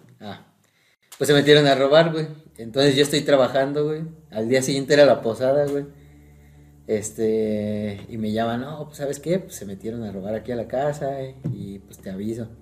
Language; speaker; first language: Spanish; native; Spanish